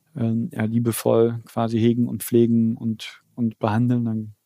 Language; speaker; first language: German; early bilingual, other home language; Polish